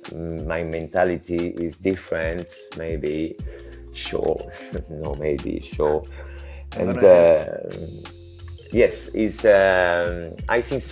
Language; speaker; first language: English; non-native, learner; French